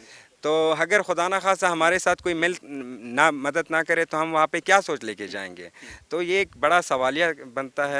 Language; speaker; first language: Hindi; non-native, fluent; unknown